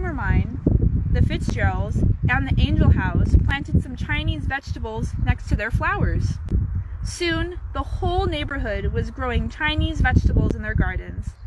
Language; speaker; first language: English; native; English